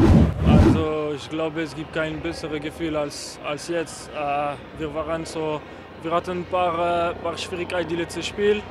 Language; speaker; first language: German; non-native, fluent; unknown